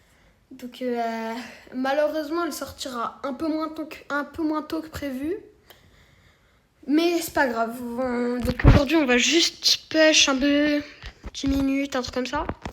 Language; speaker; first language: French; native; French